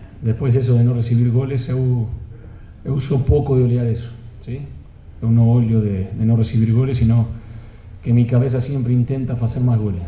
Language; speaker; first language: Portuguese; non-native, fluent; Spanish